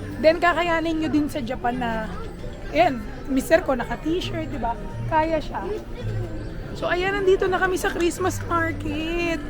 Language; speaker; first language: Filipino; native; Filipino